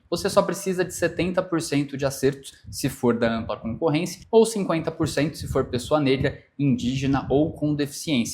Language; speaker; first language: Portuguese; native; Portuguese